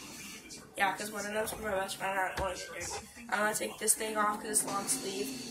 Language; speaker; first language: English; native; English